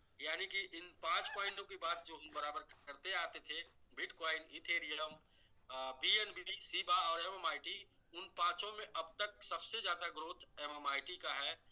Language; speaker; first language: Hindi; native; Hindi